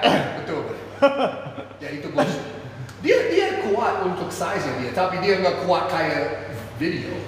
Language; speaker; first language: Indonesian; non-native, fluent; English